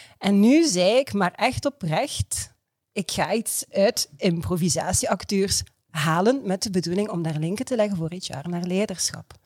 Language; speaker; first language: Dutch; native; Dutch